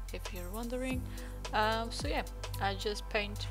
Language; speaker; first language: English; non-native, fluent; Portuguese